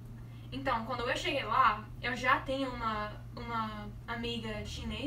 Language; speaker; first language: Portuguese; non-native, learner; English